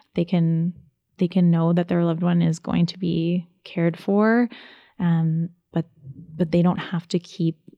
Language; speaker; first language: English; native; English